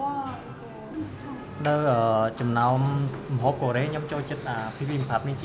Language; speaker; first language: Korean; non-native, learner; Khmer